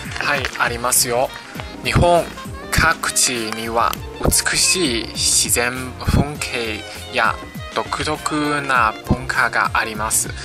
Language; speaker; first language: Japanese; non-native, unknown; Chinese